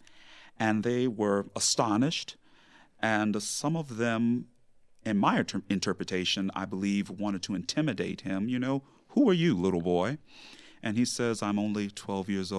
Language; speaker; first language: English; native; English